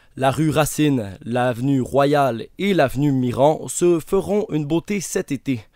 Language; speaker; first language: French; native; French